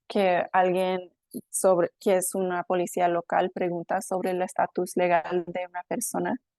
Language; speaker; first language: Spanish; non-native, fluent; English